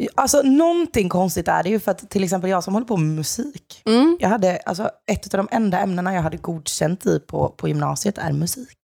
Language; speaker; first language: Swedish; native; Swedish